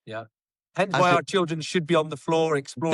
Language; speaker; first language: English; native; English